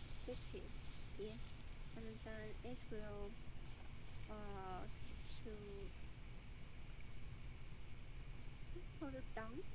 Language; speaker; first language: English; non-native, learner; Chinese